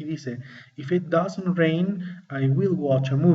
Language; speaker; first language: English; non-native, fluent; Spanish